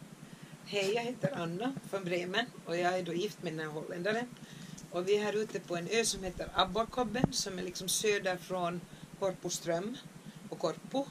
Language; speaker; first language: Swedish; non-native, fluent; German